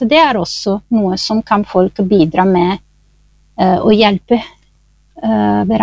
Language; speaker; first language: Norwegian; non-native, fluent; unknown